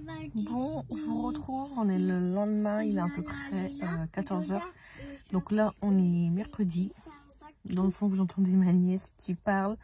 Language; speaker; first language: French; native; French